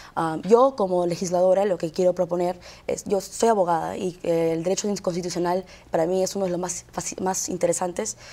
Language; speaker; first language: Spanish; early bilingual, heritage; Spanish